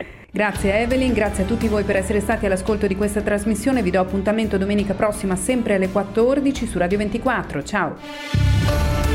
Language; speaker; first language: Italian; native; Italian